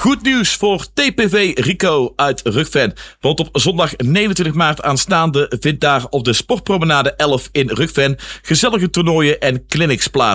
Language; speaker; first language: Dutch; native; Dutch